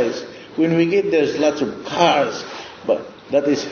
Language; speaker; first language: English; non-native, local second language; Cebuano